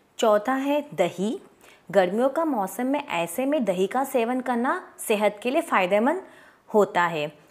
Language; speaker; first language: Hindi; native; Hindi